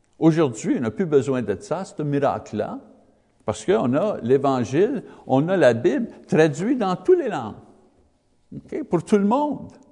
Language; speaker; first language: French; non-native, learner; English